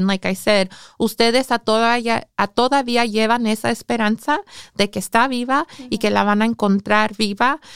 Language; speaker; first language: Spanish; early bilingual, heritage; English